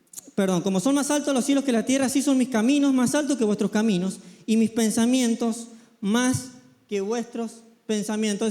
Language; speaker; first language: Spanish; native; Spanish